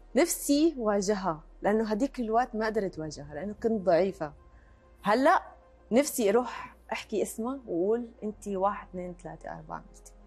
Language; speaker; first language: Arabic; native; Arabic